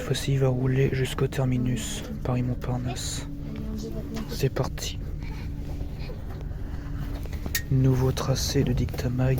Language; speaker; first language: French; native; French